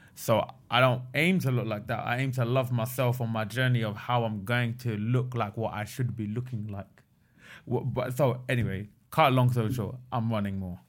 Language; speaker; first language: English; native; English